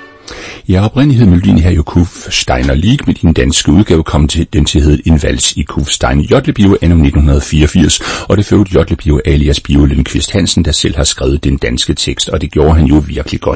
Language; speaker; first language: Danish; native; Danish